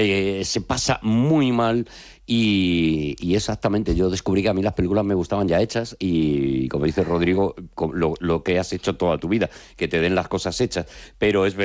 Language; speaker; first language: Spanish; native; Spanish